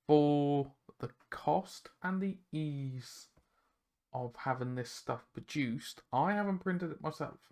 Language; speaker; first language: English; native; English